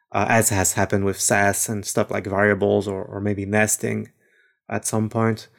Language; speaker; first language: English; non-native, fluent; French